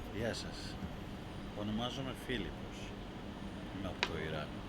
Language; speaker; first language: Greek; non-native, learner; Persian